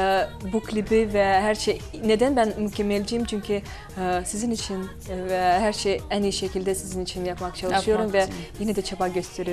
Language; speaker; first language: Turkish; non-native, fluent; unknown